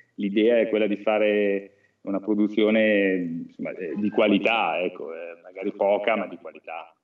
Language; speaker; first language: Italian; native; Italian